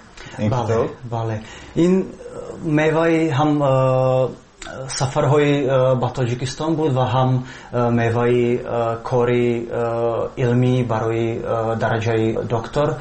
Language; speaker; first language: Persian; non-native, fluent; Czech